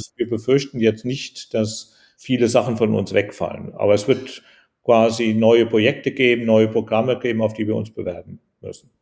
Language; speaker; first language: German; native; German